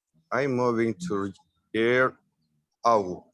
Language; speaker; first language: English; non-native, learner; Spanish